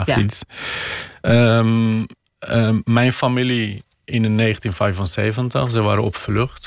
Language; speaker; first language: Dutch; non-native, fluent; Kurdish